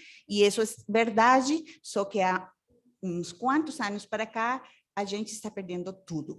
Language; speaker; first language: Portuguese; non-native, fluent; Spanish